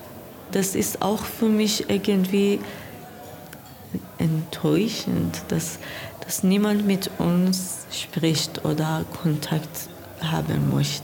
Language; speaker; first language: German; non-native, learner; Persian